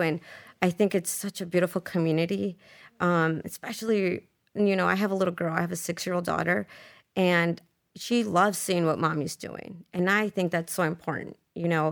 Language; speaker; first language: English; early bilingual, other home language; Spanish